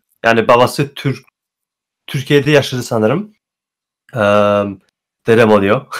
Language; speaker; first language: Turkish; early bilingual, heritage; Turkish